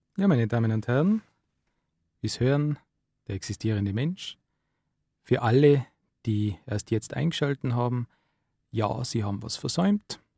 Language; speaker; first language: German; native; German